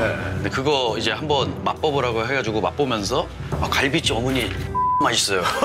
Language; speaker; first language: Korean; non-native, fluent; Italian